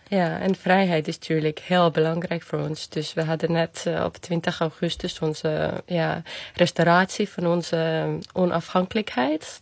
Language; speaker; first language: Dutch; non-native, fluent; Estonian